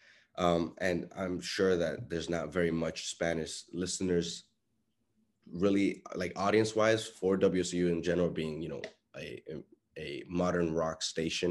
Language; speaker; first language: English; non-native, fluent; Spanish